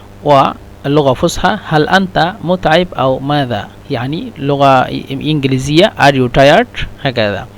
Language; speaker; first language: Arabic; non-native, fluent; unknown